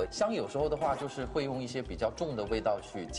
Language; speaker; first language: Chinese; native; Chinese